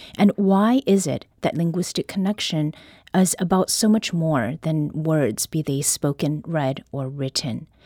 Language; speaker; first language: English; early bilingual, other home language; Korean